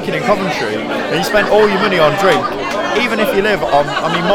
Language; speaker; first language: English; native; English